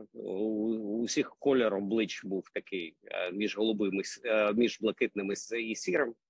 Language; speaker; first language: Ukrainian; non-native, local second language; Russian